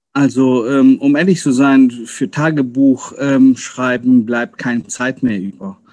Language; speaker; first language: German; early bilingual, other home language; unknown